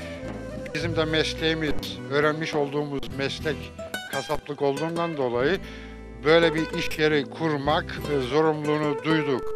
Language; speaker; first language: Turkish; native; Turkish